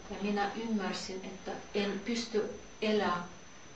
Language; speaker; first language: Finnish; non-native, learner; Russian